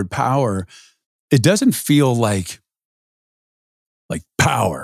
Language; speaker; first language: English; native; English